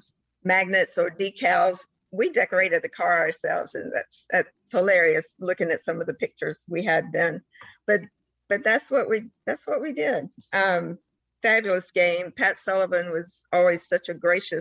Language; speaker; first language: English; native; English